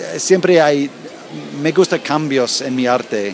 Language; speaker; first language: Spanish; non-native, learner; English